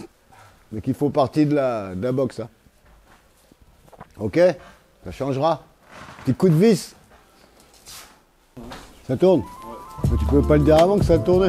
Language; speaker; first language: French; native; French